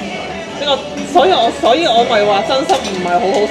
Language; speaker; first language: Cantonese; native; Cantonese